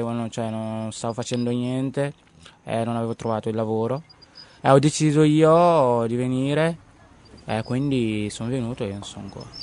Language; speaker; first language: Italian; early bilingual, other home language; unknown